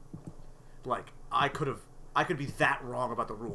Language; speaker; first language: English; native; English